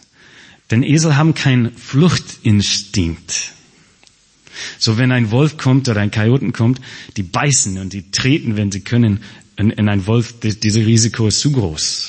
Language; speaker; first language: German; non-native, fluent; English